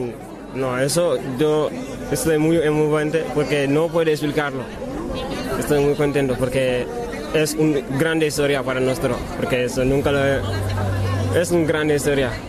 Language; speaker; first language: Spanish; non-native, learner; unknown